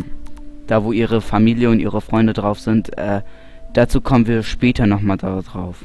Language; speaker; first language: German; native; German